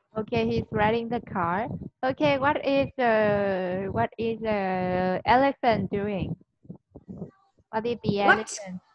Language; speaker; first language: English; non-native, fluent; Vietnamese